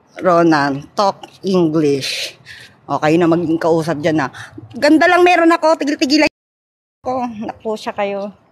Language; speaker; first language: Filipino; non-native, local second language; Cebuano